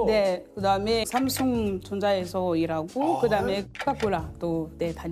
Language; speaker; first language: Korean; non-native, learner; French